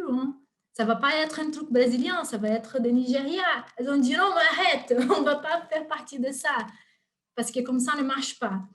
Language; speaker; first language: French; non-native, fluent; Portuguese